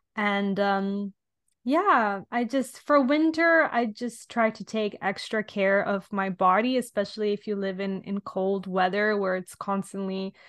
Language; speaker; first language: English; non-native, fluent; Italian